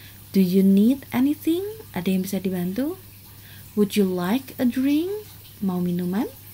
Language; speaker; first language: English; non-native, fluent; Indonesian